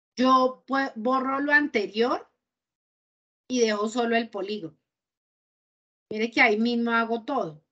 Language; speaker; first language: Spanish; native; Spanish